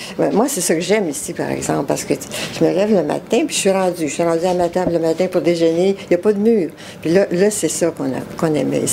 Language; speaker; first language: French; native; French